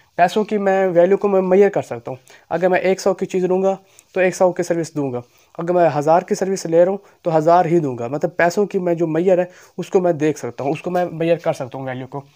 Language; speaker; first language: Urdu; non-native, local second language; Punjabi